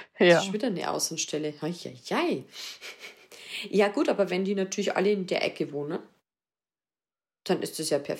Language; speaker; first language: German; native; German